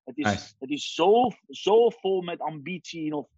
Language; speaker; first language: Dutch; early bilingual, other home language; Persian